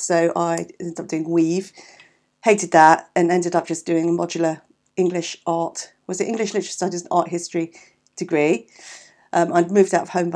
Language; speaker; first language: English; native; English